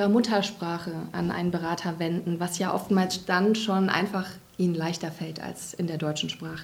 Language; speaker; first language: German; native; German